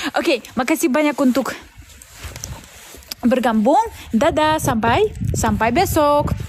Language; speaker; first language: Indonesian; non-native, learner; Russian